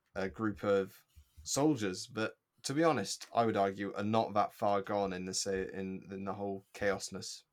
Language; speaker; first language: English; native; English